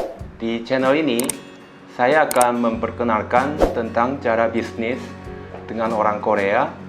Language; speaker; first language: Indonesian; non-native, fluent; Korean